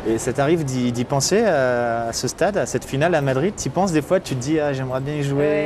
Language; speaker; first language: French; native; French